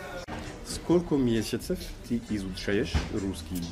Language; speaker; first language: Russian; non-native, fluent; French